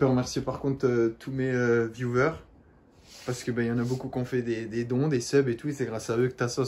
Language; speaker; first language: French; native; French